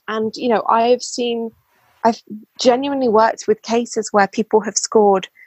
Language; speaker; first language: English; native; English